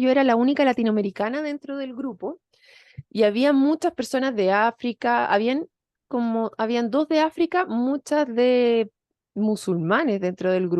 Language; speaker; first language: Spanish; native; Spanish